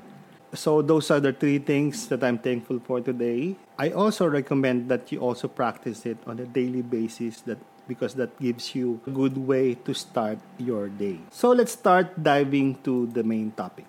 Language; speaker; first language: English; non-native, local second language; Filipino